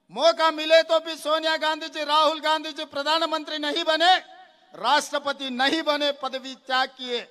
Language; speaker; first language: Hindi; non-native, local second language; Telugu